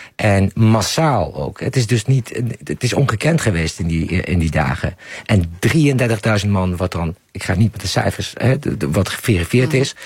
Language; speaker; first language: Dutch; non-native, fluent; Persian